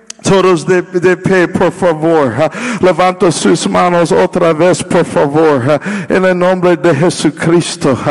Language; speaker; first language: Spanish; non-native, learner; English